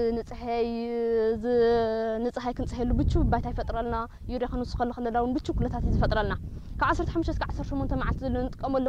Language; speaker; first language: Tigrinya; native; Tigrinya